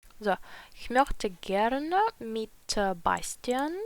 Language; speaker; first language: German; non-native, fluent; Ukrainian